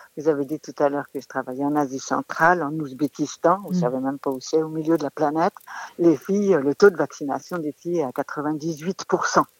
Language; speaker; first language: French; native; French